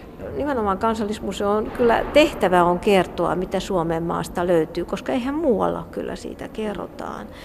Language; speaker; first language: Finnish; non-native, fluent; Hungarian